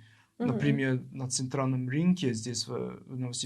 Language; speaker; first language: Russian; non-native, learner; English